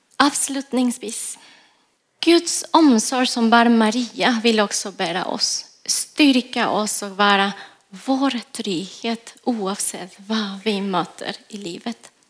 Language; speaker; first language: Swedish; non-native, fluent; Spanish